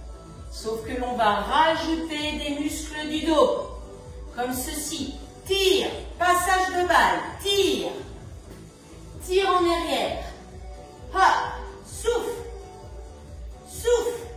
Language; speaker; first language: French; native; French